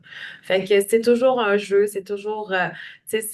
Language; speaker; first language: French; native; French